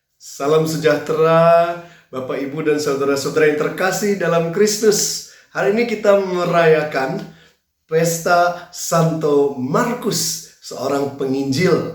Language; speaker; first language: Indonesian; native; Indonesian